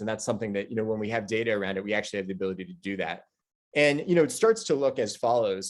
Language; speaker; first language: English; native; English